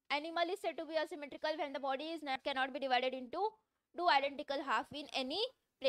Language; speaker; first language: English; non-native, local second language; Marathi